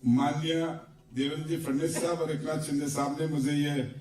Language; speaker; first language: Hindi; non-native, local second language; Marathi